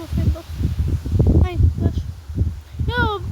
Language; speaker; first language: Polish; non-native, learner; Slovak